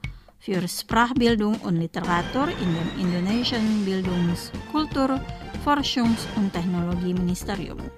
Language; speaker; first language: German; non-native, fluent; Indonesian